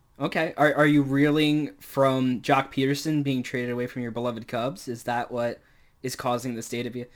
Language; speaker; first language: English; native; English